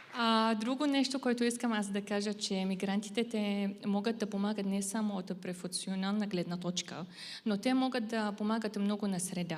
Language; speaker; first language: Bulgarian; non-native, fluent; Arabic